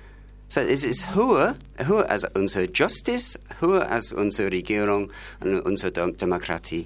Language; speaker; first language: German; non-native, fluent; English